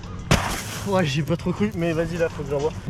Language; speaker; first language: French; native; French